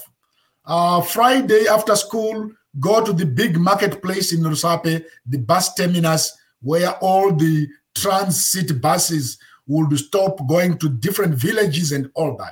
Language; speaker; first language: English; non-native, local second language; Shona